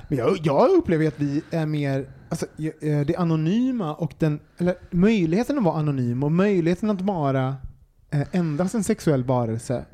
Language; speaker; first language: Swedish; native; Swedish